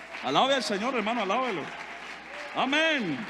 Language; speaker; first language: Spanish; native; Spanish